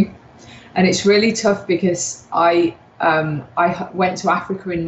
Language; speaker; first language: English; native; English